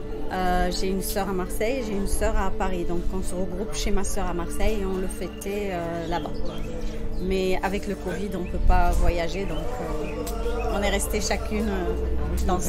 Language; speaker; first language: French; non-native, local second language; Arabic